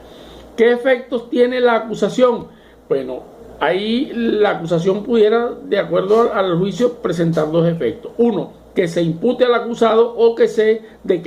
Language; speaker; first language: Spanish; native; Spanish